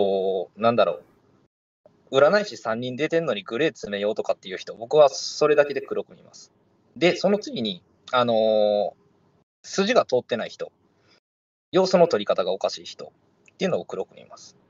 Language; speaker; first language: Japanese; native; Japanese